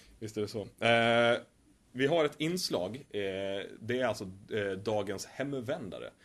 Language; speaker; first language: Swedish; native; Swedish